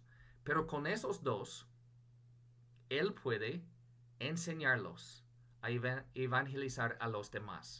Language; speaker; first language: Spanish; non-native, fluent; English